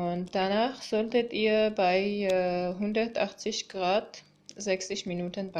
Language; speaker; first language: German; non-native, fluent; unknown